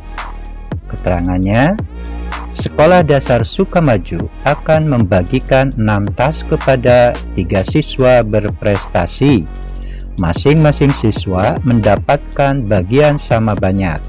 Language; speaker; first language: Indonesian; native; Indonesian